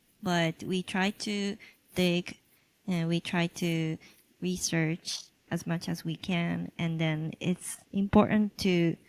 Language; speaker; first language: English; non-native, local second language; Japanese